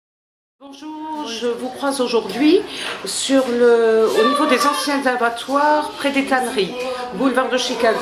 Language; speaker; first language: French; native; French